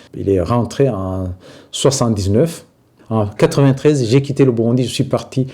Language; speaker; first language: French; non-native, local second language; Rundi